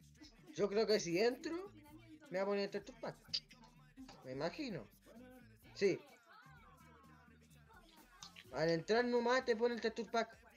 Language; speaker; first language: Spanish; native; Spanish